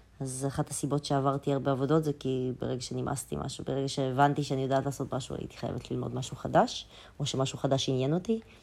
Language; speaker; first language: Hebrew; early bilingual, other home language; Russian